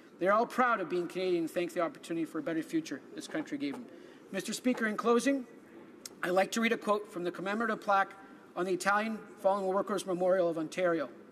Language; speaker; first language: English; early bilingual, other home language; Italian